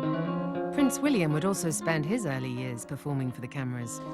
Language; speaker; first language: English; native; English